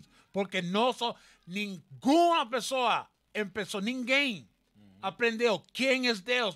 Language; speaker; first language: Portuguese; non-native, learner; Spanish